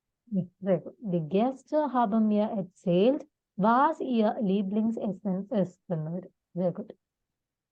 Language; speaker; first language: German; non-native, fluent; Malayalam